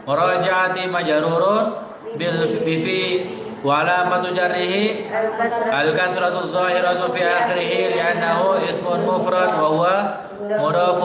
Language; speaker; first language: Arabic; non-native, fluent; Indonesian